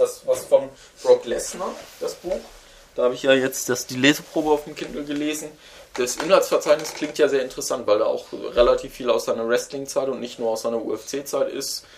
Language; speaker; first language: German; native; German